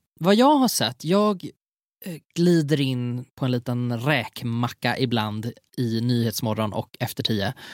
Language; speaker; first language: Swedish; native; Swedish